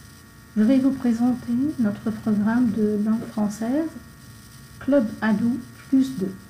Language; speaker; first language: French; non-native, fluent; Arabic